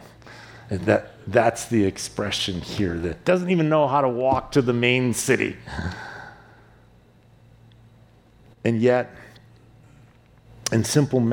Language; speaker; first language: English; native; English